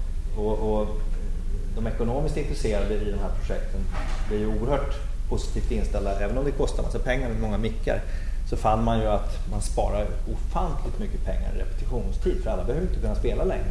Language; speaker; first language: Swedish; native; Swedish